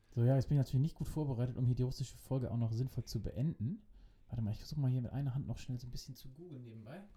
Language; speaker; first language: German; native; German